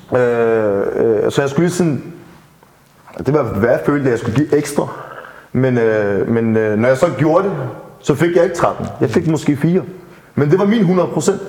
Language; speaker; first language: Danish; native; Danish